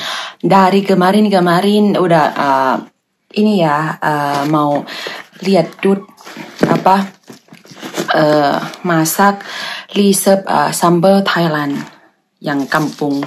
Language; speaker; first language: Indonesian; non-native, fluent; Thai